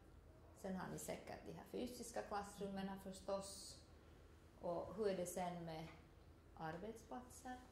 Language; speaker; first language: Swedish; native; Swedish